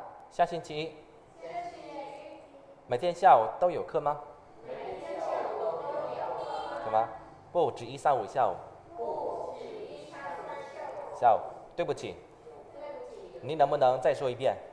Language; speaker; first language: Chinese; non-native, fluent; Vietnamese